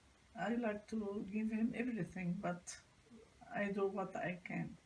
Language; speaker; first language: English; non-native, learner; Arabic